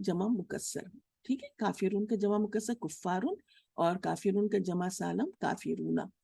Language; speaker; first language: Urdu; native; Urdu